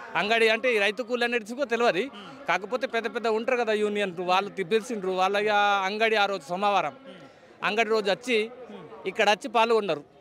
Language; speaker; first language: Telugu; non-native, local second language; Gondi